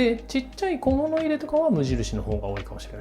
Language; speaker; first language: Japanese; native; Japanese